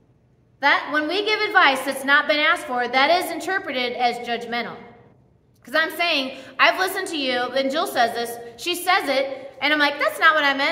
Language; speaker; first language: English; native; English